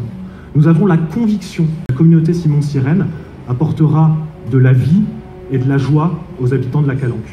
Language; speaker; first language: French; native; French